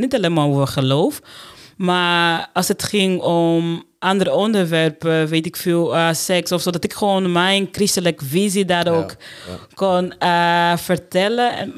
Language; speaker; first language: Dutch; non-native, fluent; Portuguese